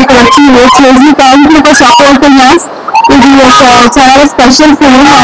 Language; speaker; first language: Telugu; non-native, learner; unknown